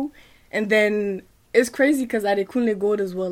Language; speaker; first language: English; non-native, fluent; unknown